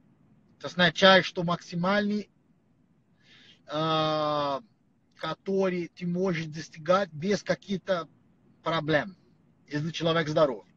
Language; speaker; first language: Russian; non-native, learner; Portuguese